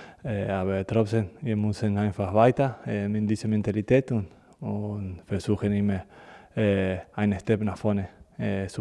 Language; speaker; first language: German; non-native, learner; Spanish